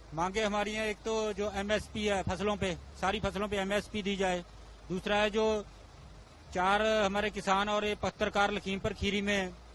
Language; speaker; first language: Hindi; non-native, local second language; Punjabi